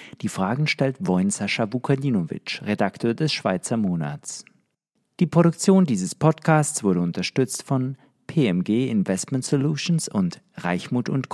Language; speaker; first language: German; native; German